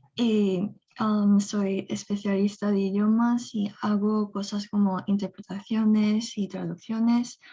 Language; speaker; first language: Spanish; non-native, fluent; Korean